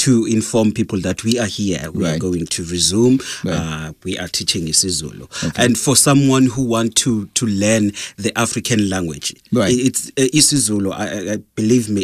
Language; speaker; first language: English; non-native, local second language; Zulu